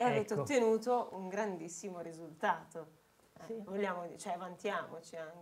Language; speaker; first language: Italian; native; Italian